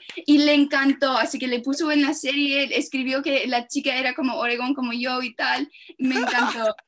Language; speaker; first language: Spanish; non-native, fluent; English